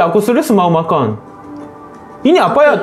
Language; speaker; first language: Indonesian; non-native, learner; Korean